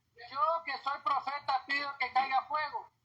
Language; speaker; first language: Spanish; native; Spanish